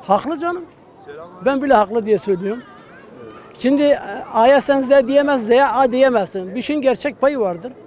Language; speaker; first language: Turkish; native; Turkish